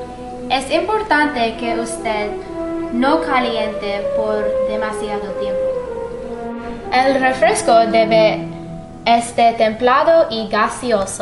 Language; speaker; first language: Spanish; non-native, learner; English